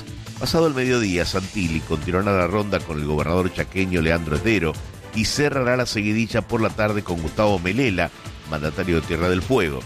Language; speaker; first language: Spanish; native; Spanish